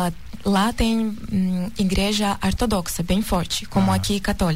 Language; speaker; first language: Portuguese; non-native, learner; Russian